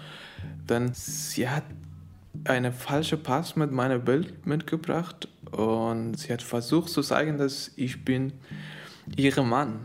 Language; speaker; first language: German; non-native, learner; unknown